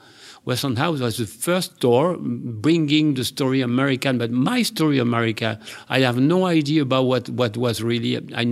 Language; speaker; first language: English; non-native, learner; French